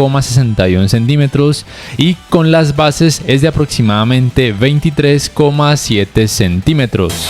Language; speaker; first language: Spanish; native; Spanish